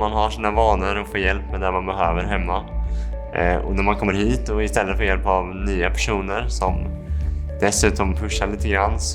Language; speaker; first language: Swedish; native; Swedish